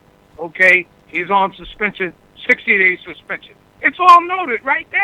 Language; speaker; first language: English; native; English